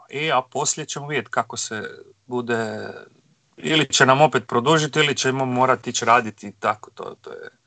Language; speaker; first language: Croatian; native; Croatian